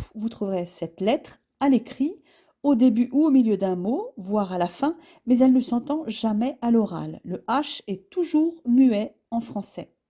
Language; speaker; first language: French; native; French